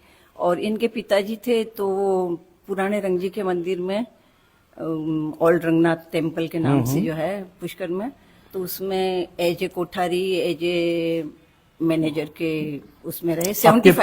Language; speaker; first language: Hindi; native; Hindi